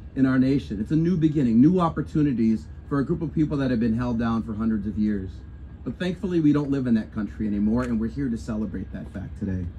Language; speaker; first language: English; native; English